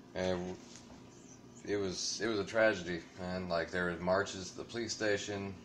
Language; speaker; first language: English; native; English